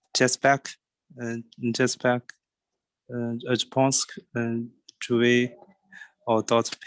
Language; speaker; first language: French; non-native, learner; Chinese